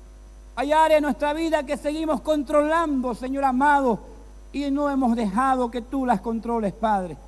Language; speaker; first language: Spanish; native; Spanish